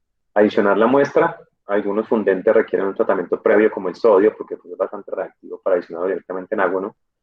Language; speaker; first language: Spanish; native; Spanish